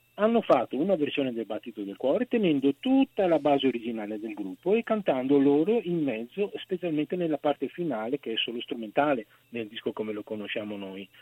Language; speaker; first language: Italian; native; Italian